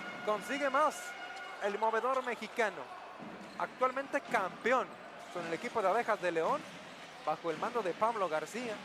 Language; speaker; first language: Spanish; native; Spanish